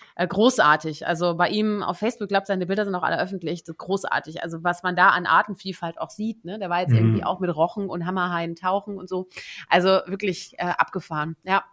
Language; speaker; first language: German; native; German